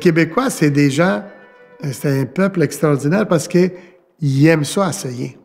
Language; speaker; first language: French; non-native, fluent; Italian